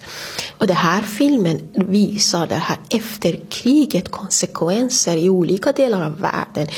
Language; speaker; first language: Swedish; non-native, fluent; Persian